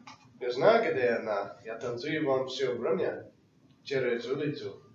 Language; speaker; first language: Russian; non-native, learner; English